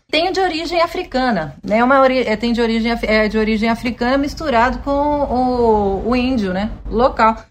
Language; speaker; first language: Portuguese; early bilingual, other home language; Spanish